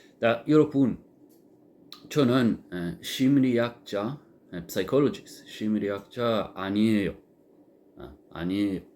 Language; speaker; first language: Korean; non-native, learner; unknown